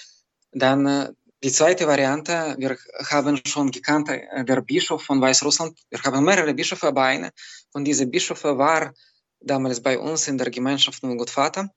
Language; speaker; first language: German; non-native, fluent; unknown